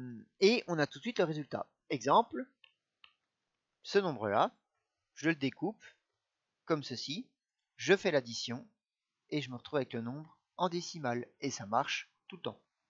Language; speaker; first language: French; native; French